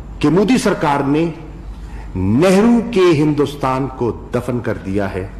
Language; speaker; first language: Urdu; native; Urdu